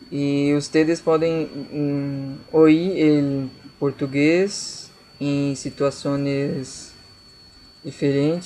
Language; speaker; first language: Spanish; non-native, learner; Portuguese